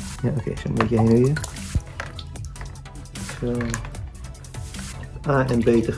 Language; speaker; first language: Dutch; native; Dutch